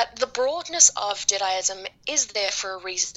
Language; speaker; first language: English; native; English